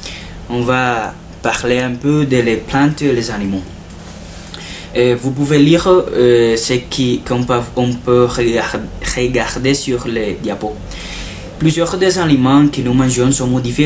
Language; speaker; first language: French; non-native, learner; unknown